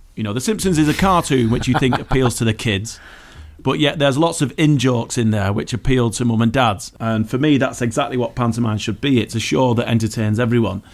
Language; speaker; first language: English; native; English